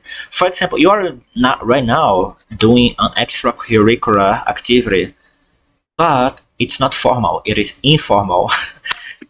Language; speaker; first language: English; non-native, fluent; Portuguese